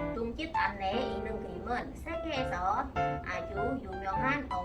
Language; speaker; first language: Korean; non-native, learner; Khmer